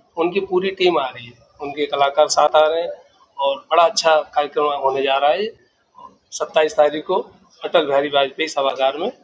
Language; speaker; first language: Hindi; native; Hindi